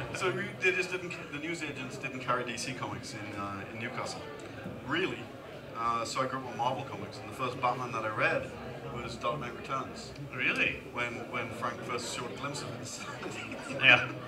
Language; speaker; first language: English; native; English